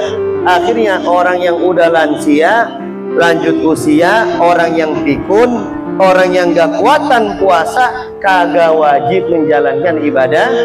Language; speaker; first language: Indonesian; native; Indonesian